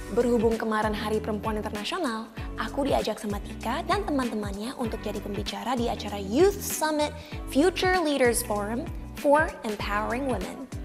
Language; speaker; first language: Indonesian; non-native, local second language; English